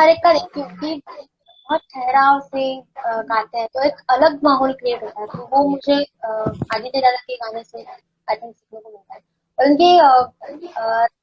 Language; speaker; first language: Hindi; non-native, local second language; Marathi